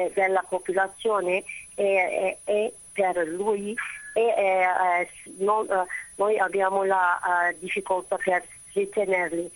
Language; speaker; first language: Italian; non-native, fluent; Turkish